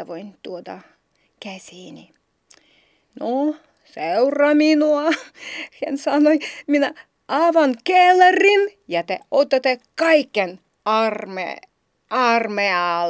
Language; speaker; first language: Finnish; non-native, learner; Ukrainian